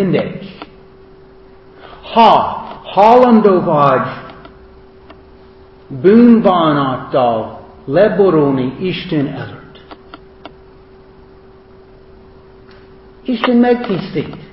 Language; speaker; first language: Hungarian; non-native, fluent; English